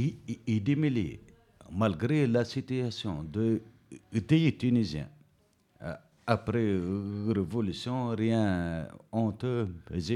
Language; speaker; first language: French; non-native, learner; Berber languages